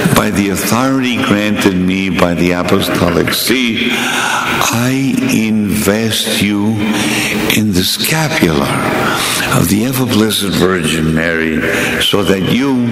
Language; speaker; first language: English; native; English